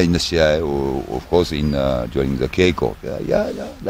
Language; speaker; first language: English; non-native, learner; Japanese